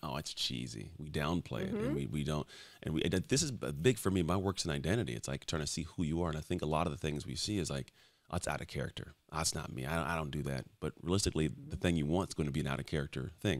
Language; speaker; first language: English; native; English